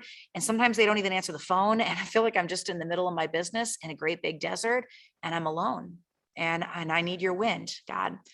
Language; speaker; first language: English; native; English